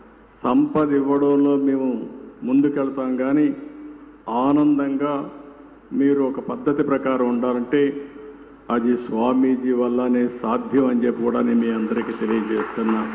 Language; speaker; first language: Telugu; native; Telugu